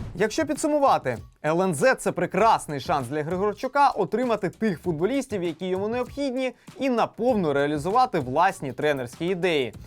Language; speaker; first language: Ukrainian; native; Ukrainian